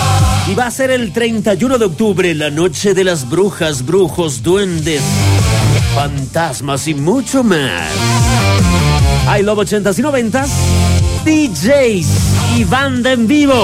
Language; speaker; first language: Spanish; native; Spanish